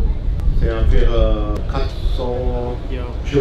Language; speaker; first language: French; non-native, learner; German